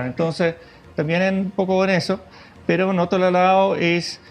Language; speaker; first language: Spanish; non-native, fluent; Dutch